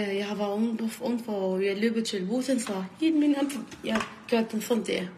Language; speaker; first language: Danish; non-native, learner; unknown